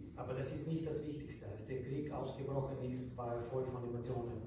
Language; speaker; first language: German; non-native, fluent; Ukrainian